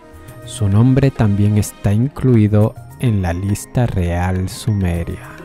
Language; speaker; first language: Spanish; native; Spanish